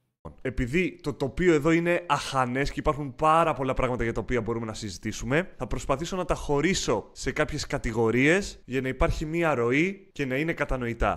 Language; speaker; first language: Greek; native; Greek